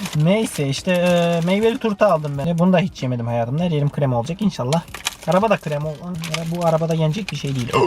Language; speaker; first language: Turkish; early bilingual, heritage; Turkish